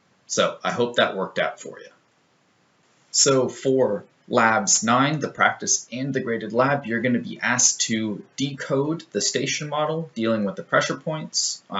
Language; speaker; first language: English; native; English